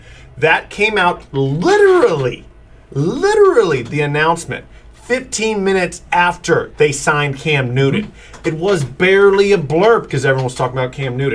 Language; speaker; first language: English; native; English